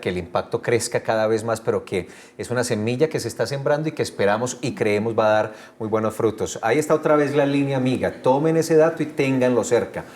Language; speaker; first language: Spanish; native; Spanish